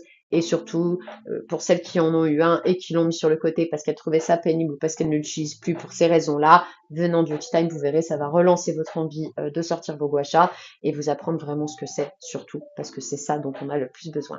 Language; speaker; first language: French; native; French